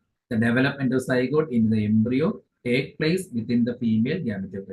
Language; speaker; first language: English; non-native, local second language; Malayalam